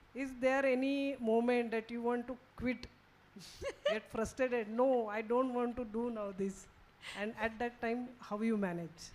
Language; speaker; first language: English; non-native, local second language; Marathi